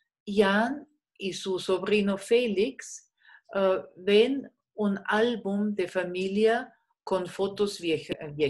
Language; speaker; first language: Spanish; non-native, fluent; German